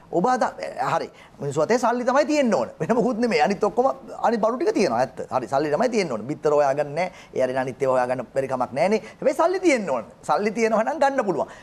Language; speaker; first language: Sinhala; native; Sinhala